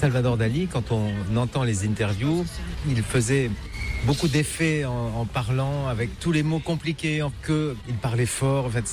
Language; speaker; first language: French; native; French